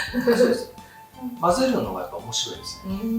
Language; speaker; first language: Japanese; native; Japanese